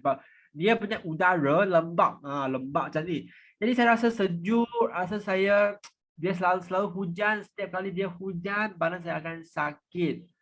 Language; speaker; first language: Malay; non-native, fluent; Vietnamese